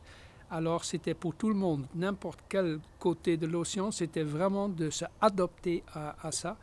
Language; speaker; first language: French; non-native, fluent; Dutch